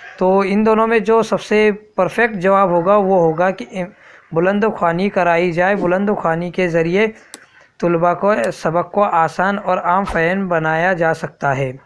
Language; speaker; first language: Urdu; native; Urdu